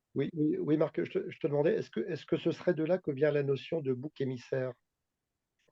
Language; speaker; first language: French; native; French